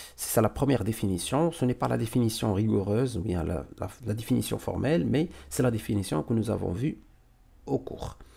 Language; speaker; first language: French; non-native, local second language; Arabic